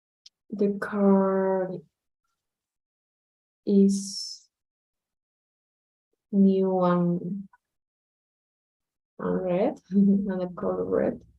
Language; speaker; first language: English; non-native, learner; Spanish